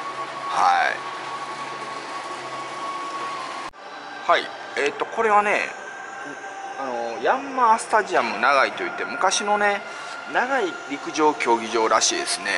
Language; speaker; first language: Japanese; native; Japanese